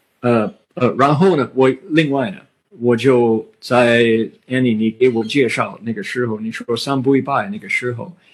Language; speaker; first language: Chinese; non-native, fluent; English